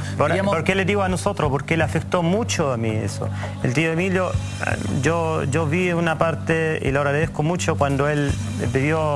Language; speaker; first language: Spanish; native; Spanish